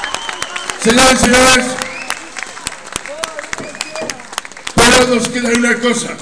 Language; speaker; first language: Spanish; non-native, fluent; Italian